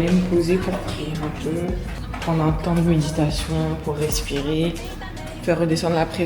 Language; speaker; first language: French; native; French